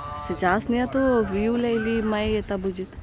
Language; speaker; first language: Russian; non-native, learner; Hindi